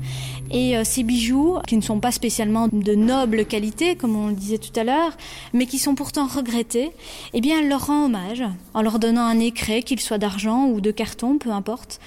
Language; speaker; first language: French; native; French